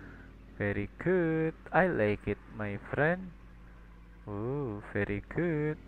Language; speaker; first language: English; non-native, learner; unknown